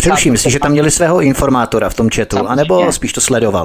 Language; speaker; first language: Czech; native; Czech